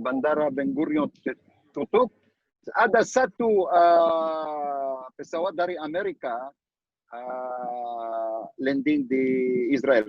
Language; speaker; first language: Indonesian; non-native, learner; Hebrew